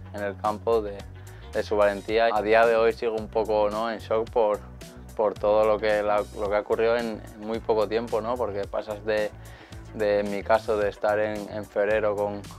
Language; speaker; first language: Spanish; native; Spanish